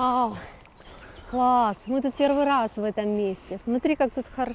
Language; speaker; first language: Russian; native; Russian